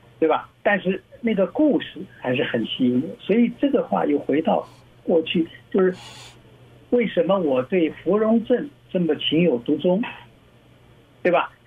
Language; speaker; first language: Chinese; native; Chinese